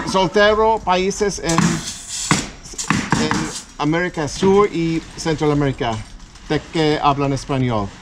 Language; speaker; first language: Spanish; non-native, learner; English